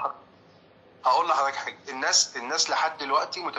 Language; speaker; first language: Arabic; native; Arabic